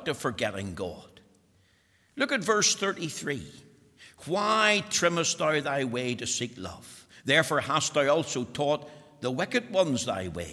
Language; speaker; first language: English; native; English